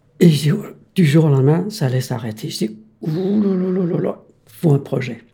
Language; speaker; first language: French; non-native, fluent; Danish